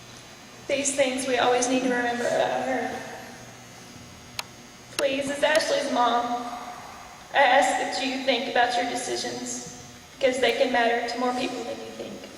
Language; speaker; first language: English; native; English